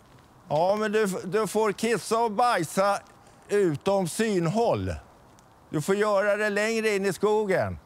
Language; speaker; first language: Swedish; native; Swedish